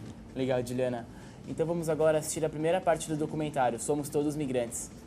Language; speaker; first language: Portuguese; native; Portuguese